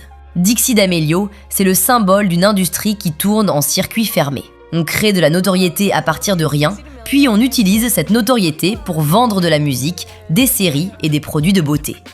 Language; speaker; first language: French; native; French